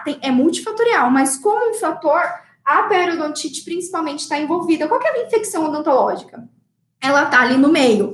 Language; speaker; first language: Portuguese; native; Portuguese